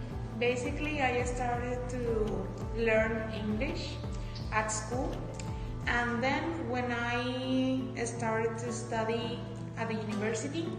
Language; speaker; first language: English; non-native, fluent; Spanish